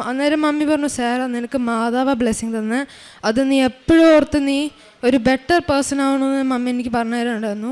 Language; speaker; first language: Malayalam; early bilingual, heritage; Malayalam